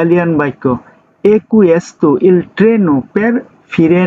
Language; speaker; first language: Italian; non-native, learner; Bangla